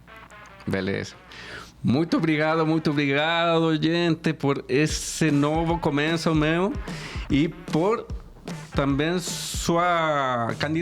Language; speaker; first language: Portuguese; non-native, fluent; Spanish